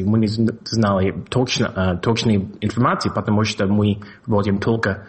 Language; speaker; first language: Russian; non-native, fluent; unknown